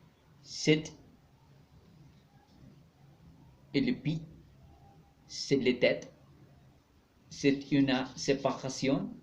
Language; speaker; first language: French; non-native, learner; Spanish